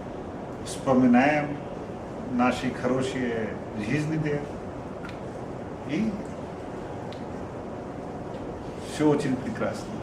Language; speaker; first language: Russian; non-native, learner; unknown